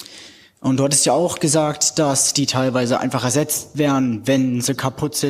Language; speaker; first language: German; native; German